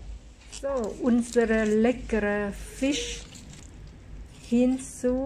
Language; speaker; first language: German; non-native, fluent; Vietnamese